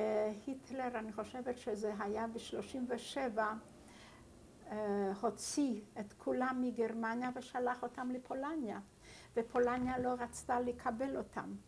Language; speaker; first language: Hebrew; non-native, fluent; Yiddish